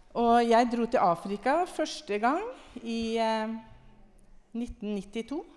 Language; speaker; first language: Norwegian; native; Norwegian